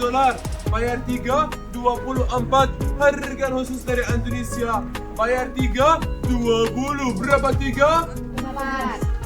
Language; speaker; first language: Indonesian; non-native, learner; Arabic